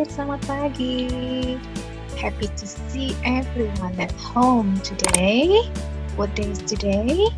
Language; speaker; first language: English; non-native, fluent; Indonesian